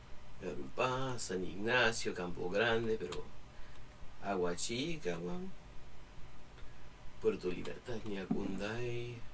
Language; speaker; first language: Spanish; non-native, fluent; English